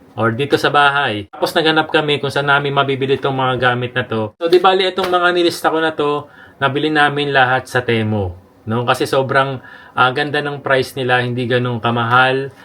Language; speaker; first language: Filipino; native; Filipino